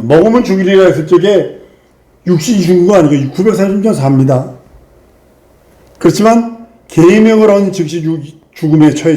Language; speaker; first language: Korean; native; Korean